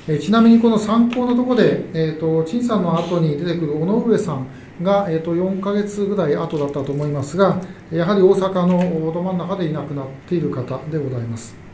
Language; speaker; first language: Japanese; native; Japanese